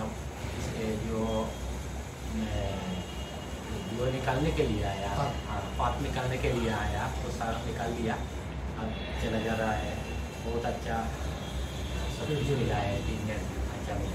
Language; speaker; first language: Hindi; non-native, learner; Bangla